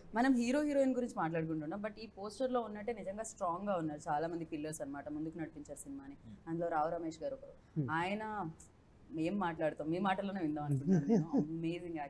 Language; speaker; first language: Telugu; native; Telugu